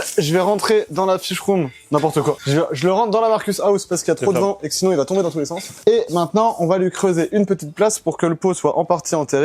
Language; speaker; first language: French; native; French